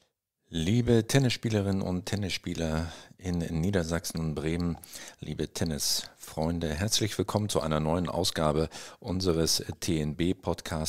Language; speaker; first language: German; native; German